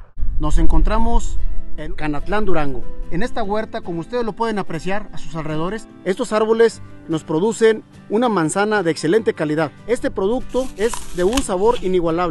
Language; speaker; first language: Spanish; native; Spanish